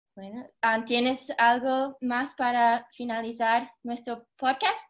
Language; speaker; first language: Spanish; early bilingual, heritage; Spanish